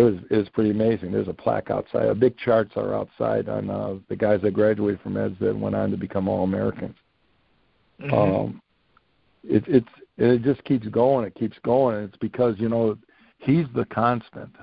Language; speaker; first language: English; native; English